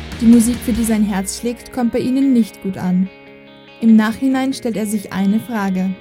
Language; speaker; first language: German; native; German